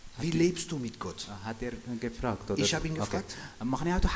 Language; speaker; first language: German; non-native, fluent; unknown